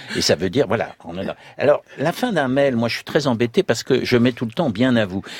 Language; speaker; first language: French; native; French